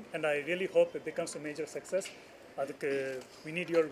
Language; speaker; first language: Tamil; early bilingual, heritage; Tamil